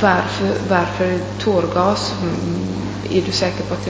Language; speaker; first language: Swedish; non-native, fluent; Italian